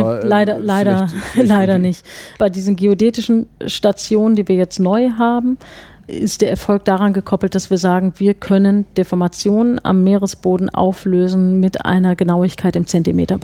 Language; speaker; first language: German; native; German